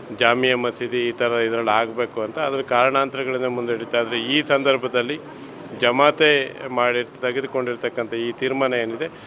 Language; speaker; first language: Kannada; native; Kannada